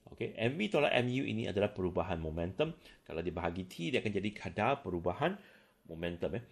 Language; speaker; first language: Malay; non-native, local second language; Chinese